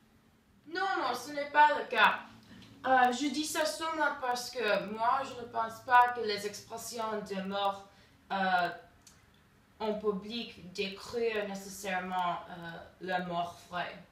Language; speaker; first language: French; non-native, learner; English